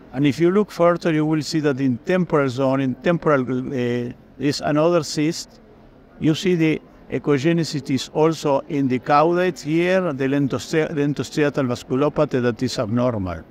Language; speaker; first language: English; non-native, fluent; Spanish